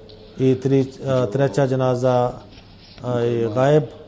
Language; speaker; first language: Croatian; non-native, fluent; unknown